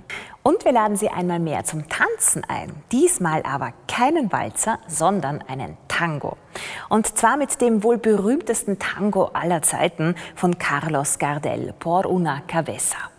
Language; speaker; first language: German; native; German